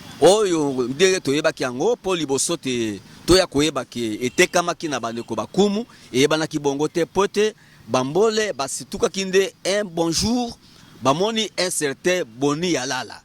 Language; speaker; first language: Lingala; native; Lingala